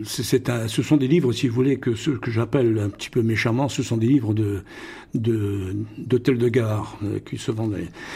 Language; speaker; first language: French; non-native, local second language; Russian